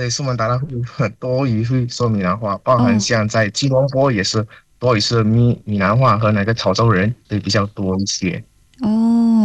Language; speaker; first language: Chinese; non-native, fluent; Indonesian